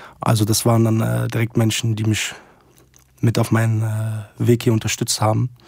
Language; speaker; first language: German; early bilingual, other home language; Arabic